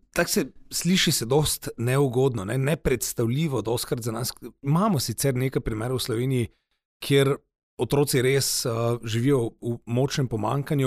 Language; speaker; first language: Slovenian; native; Slovenian